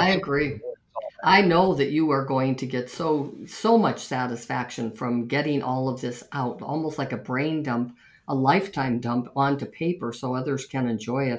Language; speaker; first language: English; native; English